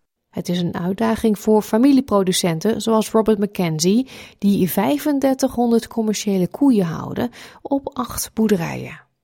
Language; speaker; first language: Dutch; native; Dutch